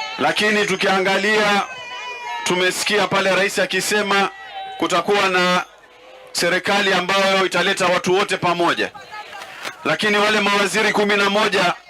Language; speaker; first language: Swahili; native; Swahili